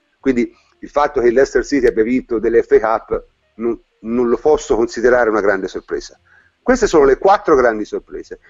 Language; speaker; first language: Italian; native; Italian